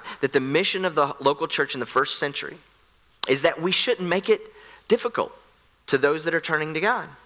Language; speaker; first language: English; native; English